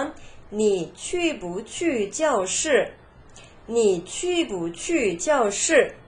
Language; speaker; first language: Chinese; non-native, fluent; Korean